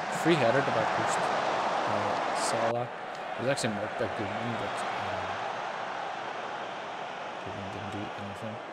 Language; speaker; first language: English; native; English